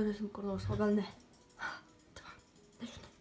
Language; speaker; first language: Lithuanian; native; Lithuanian